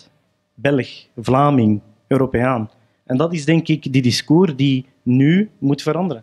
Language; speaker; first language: Dutch; early bilingual, other home language; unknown